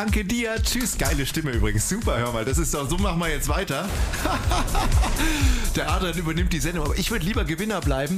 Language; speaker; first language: German; native; German